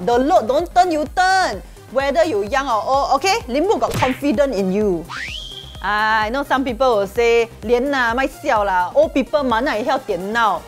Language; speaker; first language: English; non-native, local second language; Chinese